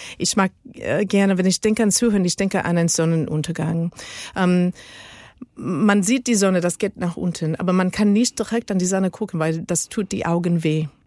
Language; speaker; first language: German; non-native, learner; Spanish